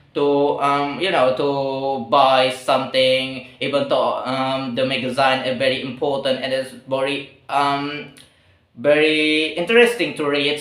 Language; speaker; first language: English; non-native, learner; Indonesian